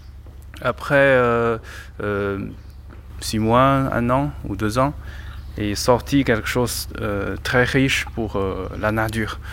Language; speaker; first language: French; non-native, learner; Chinese